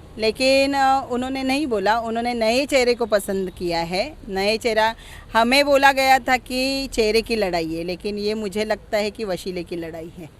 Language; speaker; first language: Hindi; non-native, local second language; Marathi